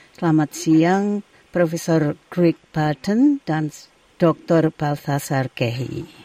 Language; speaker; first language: Indonesian; native; Indonesian